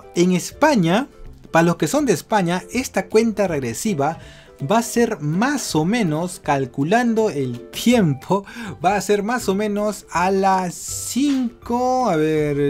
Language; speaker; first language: Spanish; native; Spanish